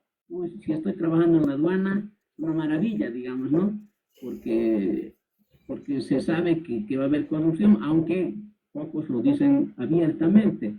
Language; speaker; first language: Spanish; native; Spanish